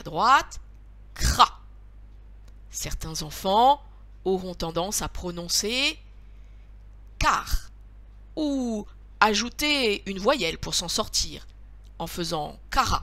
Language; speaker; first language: French; native; French